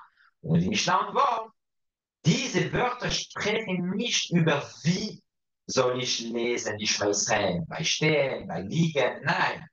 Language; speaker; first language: German; non-native, fluent; Hebrew